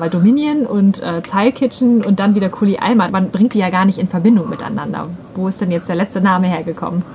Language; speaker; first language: German; native; German